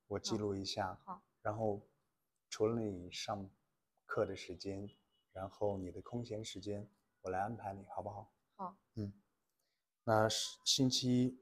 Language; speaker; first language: Chinese; native; Chinese